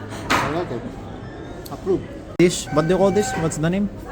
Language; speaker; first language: English; non-native, learner; Filipino